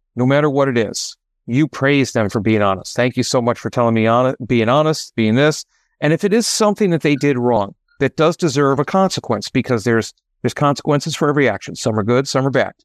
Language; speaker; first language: English; native; English